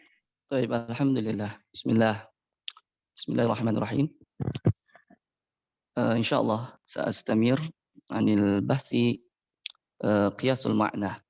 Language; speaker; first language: Arabic; non-native, learner; Indonesian